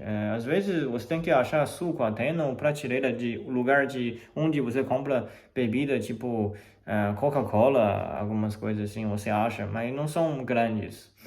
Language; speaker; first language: Portuguese; non-native, fluent; Chinese